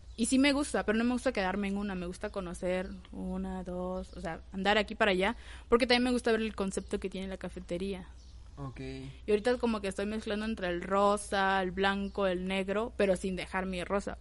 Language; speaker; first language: Spanish; native; Spanish